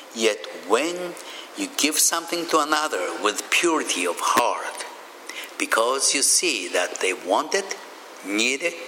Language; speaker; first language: English; non-native, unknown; Japanese